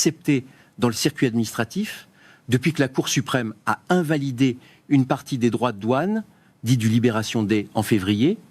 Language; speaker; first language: French; native; French